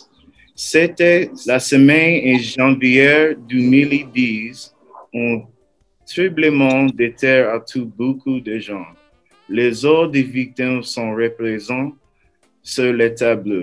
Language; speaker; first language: French; non-native, learner; English